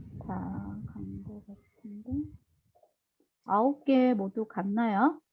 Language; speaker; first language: Korean; native; Korean